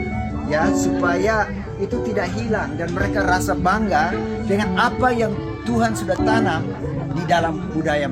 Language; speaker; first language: Indonesian; non-native, local second language; English